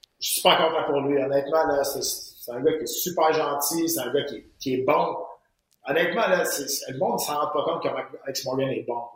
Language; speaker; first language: French; native; French